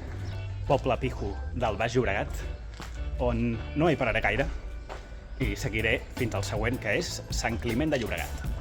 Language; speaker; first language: Catalan; native; Catalan